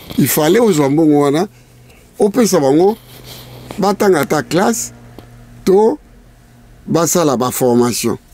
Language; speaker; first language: Lingala; native; Lingala